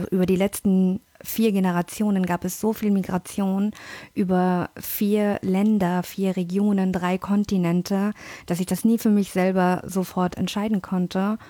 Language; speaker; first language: German; early bilingual, other home language; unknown